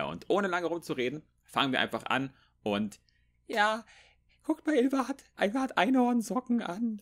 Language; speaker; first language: German; native; German